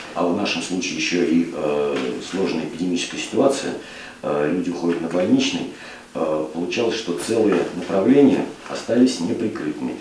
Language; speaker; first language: Russian; native; Russian